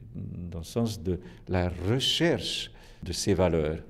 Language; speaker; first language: French; non-native, local second language; Italian